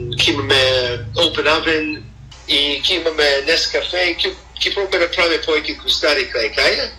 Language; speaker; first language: Macedonian; early bilingual, heritage; Macedonian